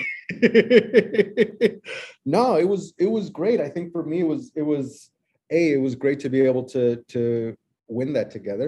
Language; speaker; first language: English; native; English